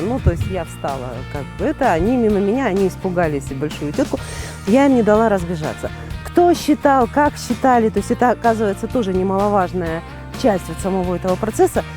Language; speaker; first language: Russian; native; Russian